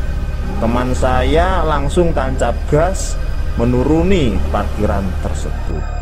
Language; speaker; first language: Indonesian; native; Indonesian